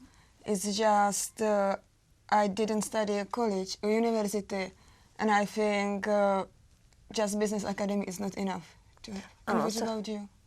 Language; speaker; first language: English; non-native, learner; Czech